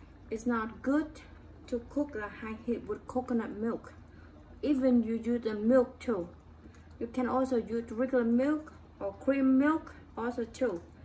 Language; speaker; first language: English; non-native, learner; Vietnamese